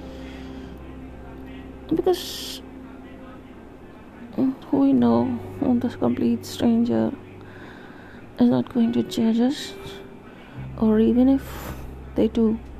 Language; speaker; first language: English; non-native, local second language; Hindi